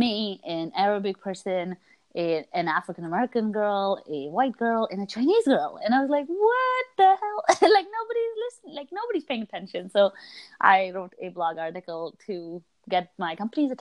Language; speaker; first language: English; non-native, local second language; Hindi